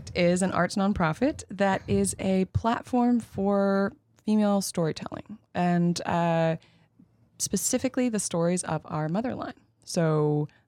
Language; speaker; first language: English; native; English